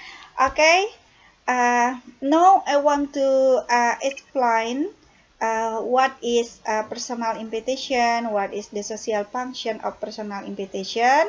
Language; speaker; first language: English; non-native, learner; Indonesian